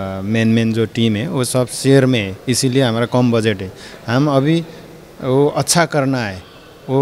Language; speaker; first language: Hindi; non-native, learner; Nepali